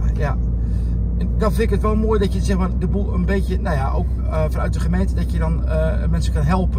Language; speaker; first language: Dutch; native; Dutch